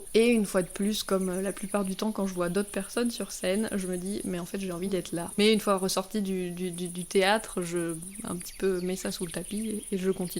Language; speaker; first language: French; native; French